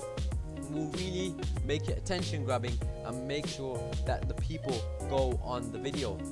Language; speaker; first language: English; native; English